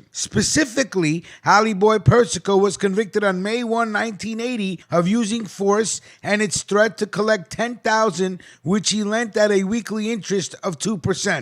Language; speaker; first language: English; native; English